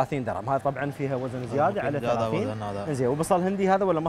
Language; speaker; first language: Arabic; native; Arabic